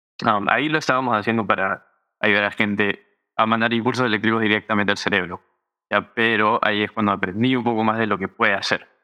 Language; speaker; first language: Spanish; early bilingual, heritage; Spanish